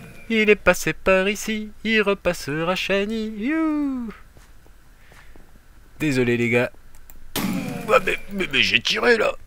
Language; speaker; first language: French; native; French